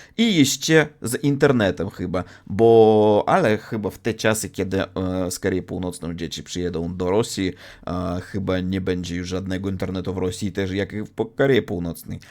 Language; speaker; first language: Polish; non-native, fluent; Russian